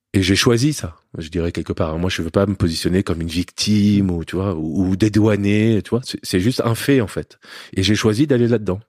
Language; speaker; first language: French; native; French